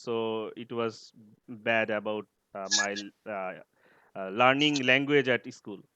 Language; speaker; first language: English; non-native, learner; Bangla